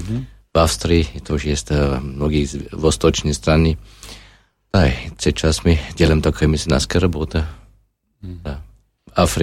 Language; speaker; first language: Russian; non-native, learner; German